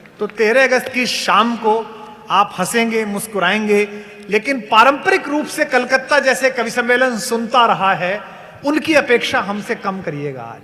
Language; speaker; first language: Hindi; native; Hindi